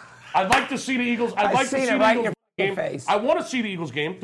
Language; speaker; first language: English; native; English